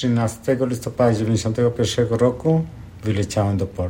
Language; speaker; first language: Polish; non-native, fluent; Spanish